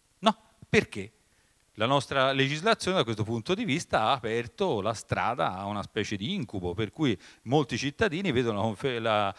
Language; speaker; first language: Italian; native; Italian